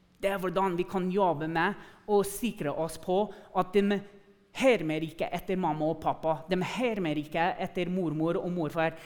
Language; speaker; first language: Norwegian; non-native, fluent; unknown